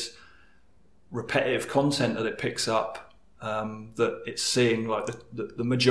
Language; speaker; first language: English; native; English